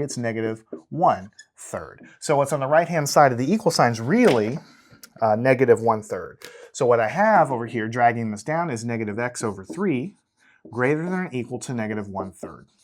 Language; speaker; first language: English; native; English